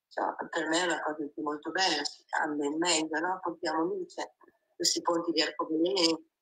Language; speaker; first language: Italian; native; Italian